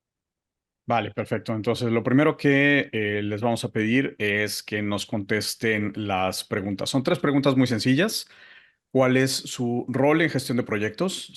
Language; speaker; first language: Spanish; native; Spanish